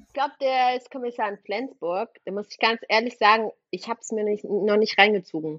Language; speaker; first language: German; native; German